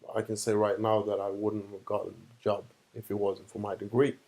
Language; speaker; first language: English; non-native, fluent; Swedish